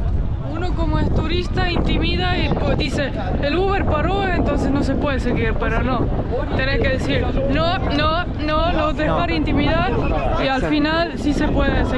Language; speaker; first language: Spanish; non-native, fluent; Estonian